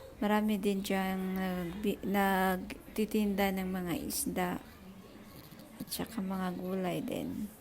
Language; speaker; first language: Filipino; non-native, local second language; Cebuano